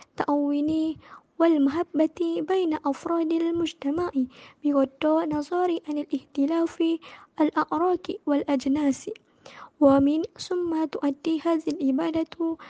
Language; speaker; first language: Arabic; non-native, learner; Malay